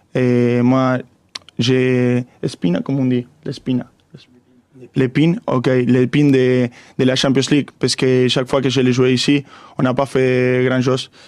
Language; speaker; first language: French; non-native, fluent; Spanish